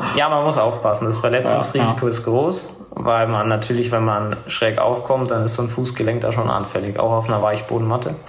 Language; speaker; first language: German; native; German